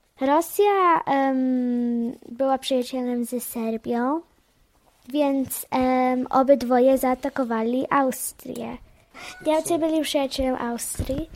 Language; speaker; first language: Polish; early bilingual, heritage; Polish